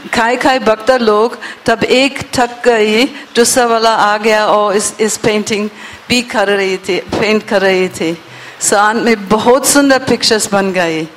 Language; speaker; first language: Hindi; non-native, learner; English